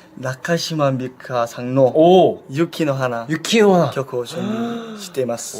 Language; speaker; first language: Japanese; non-native, learner; Korean